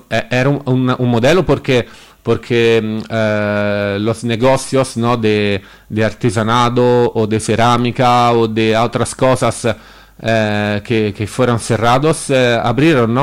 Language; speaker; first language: Spanish; non-native, learner; Italian